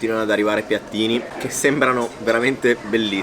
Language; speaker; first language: Italian; native; Italian